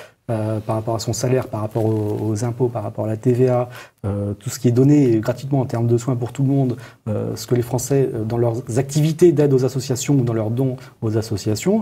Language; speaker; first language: French; native; French